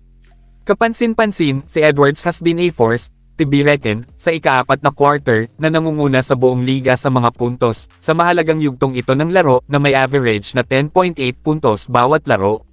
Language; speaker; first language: Filipino; native; Filipino